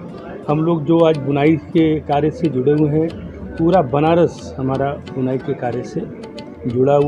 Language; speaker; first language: Hindi; native; Hindi